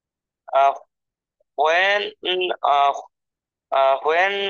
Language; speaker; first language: English; non-native, learner; Bangla